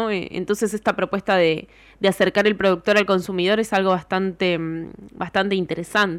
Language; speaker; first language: Spanish; native; Spanish